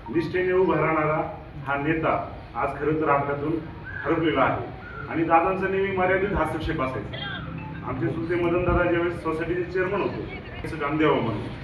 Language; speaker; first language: Marathi; native; Marathi